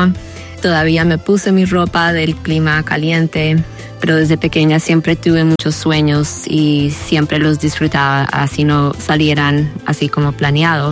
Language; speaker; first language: Spanish; early bilingual, heritage; Spanish